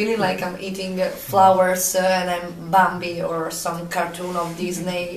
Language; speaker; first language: English; non-native, fluent; Italian